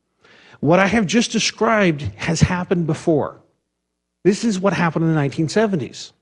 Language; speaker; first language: English; native; English